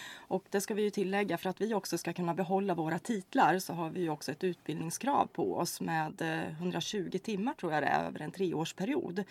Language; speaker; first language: Swedish; native; Swedish